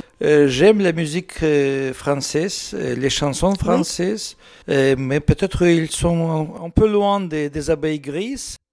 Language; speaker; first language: French; non-native, learner; Russian